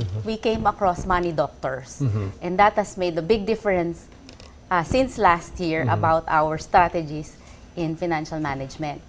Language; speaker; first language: English; non-native, local second language; Filipino